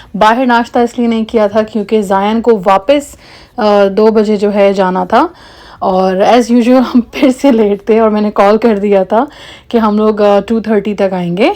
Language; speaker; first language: Urdu; native; Urdu